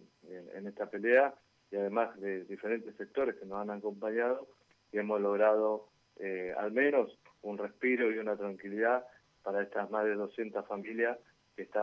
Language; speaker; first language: Spanish; native; Spanish